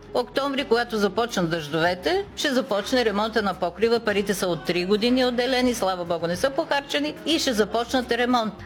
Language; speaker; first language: Bulgarian; native; Bulgarian